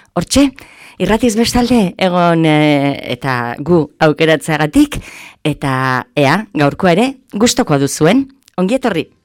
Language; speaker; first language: Basque; native; Basque